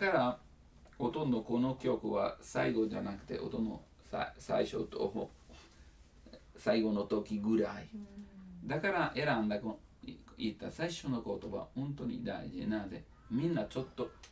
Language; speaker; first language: Japanese; non-native, learner; Italian